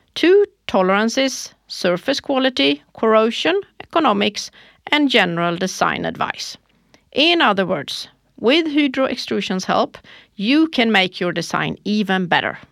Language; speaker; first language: English; non-native, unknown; Swedish